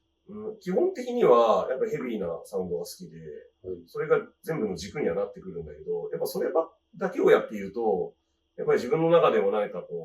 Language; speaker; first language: Japanese; native; Japanese